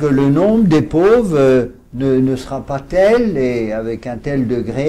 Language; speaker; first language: French; native; French